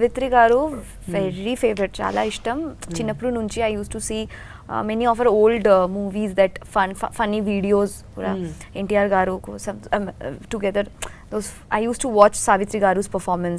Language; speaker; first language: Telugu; non-native, learner; Hindi